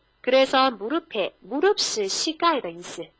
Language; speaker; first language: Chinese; non-native, fluent; Korean